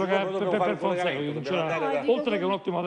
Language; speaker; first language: Italian; native; Italian